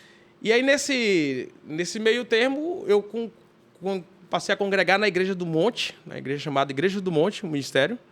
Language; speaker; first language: Portuguese; native; Portuguese